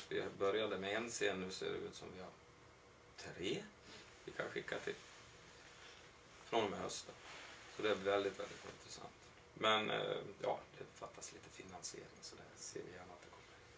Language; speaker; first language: Swedish; native; Swedish